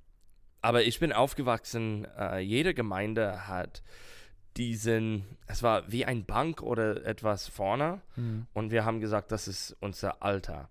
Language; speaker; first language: German; non-native, learner; English